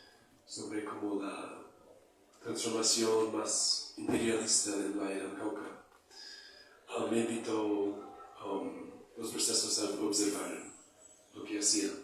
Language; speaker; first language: Spanish; non-native, fluent; English